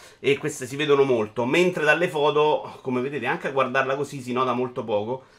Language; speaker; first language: Italian; native; Italian